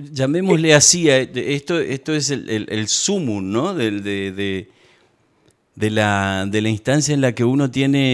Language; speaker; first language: Spanish; native; Spanish